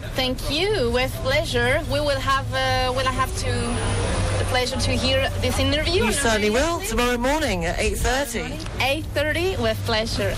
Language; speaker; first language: English; non-native, learner; French